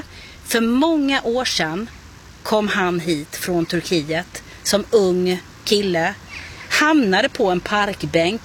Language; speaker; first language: Swedish; native; Swedish